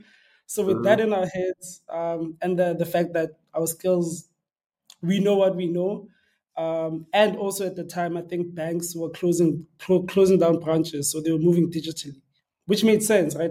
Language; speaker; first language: English; non-native, local second language; Xhosa